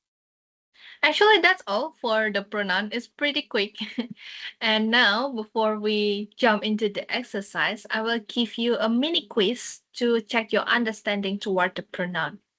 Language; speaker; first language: English; non-native, fluent; Indonesian